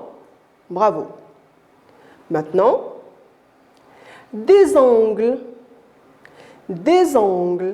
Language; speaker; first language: French; non-native, local second language; Arabic